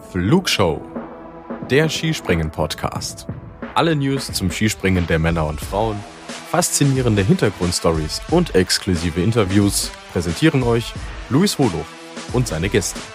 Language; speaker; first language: German; native; German